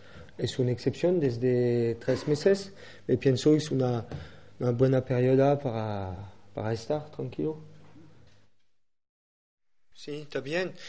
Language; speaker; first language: Spanish; non-native, learner; French